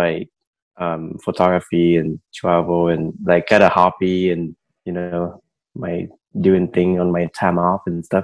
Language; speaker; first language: English; non-native, fluent; Vietnamese